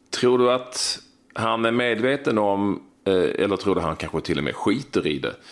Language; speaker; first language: Swedish; native; Swedish